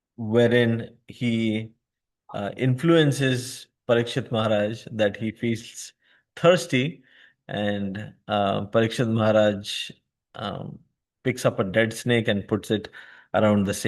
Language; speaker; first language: English; non-native, local second language; Hindi